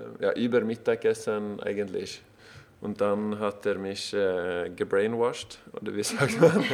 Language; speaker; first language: German; non-native, learner; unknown